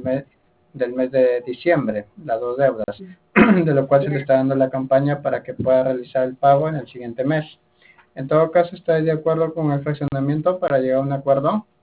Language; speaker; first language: Spanish; native; Spanish